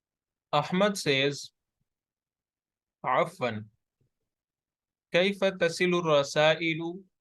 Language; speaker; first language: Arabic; non-native, fluent; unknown